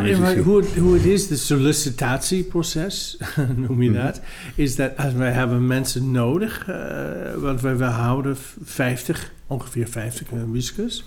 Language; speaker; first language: Dutch; non-native, fluent; English